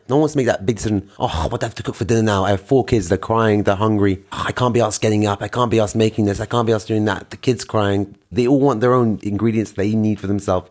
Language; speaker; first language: English; native; English